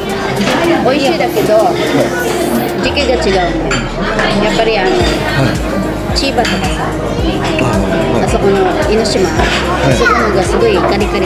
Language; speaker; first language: Japanese; non-native, fluent; Filipino